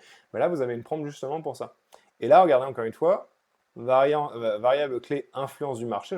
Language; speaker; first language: French; native; French